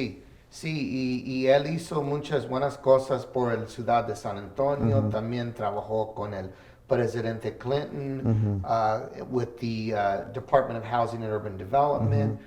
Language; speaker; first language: Spanish; early bilingual, heritage; English